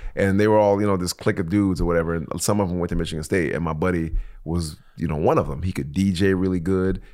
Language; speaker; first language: English; native; English